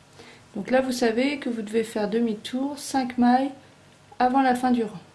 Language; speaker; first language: French; native; French